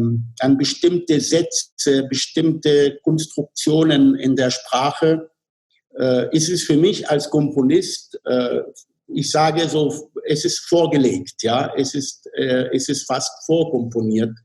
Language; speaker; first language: German; non-native, fluent; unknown